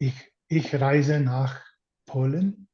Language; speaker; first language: German; non-native, learner; English